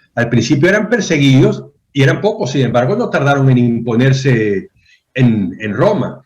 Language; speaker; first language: Spanish; native; Spanish